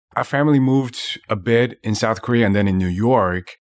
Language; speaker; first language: English; native; English